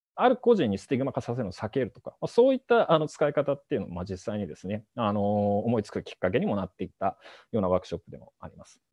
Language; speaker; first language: Japanese; native; Japanese